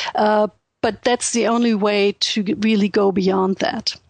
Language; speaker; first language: English; non-native, fluent; German